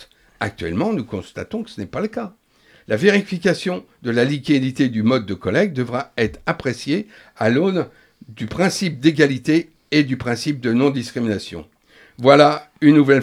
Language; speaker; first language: French; native; French